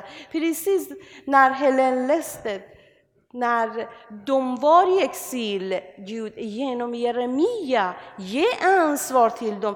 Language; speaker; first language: Swedish; non-native, learner; Persian